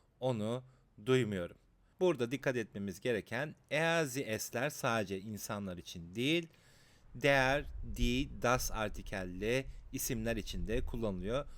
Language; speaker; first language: Turkish; native; Turkish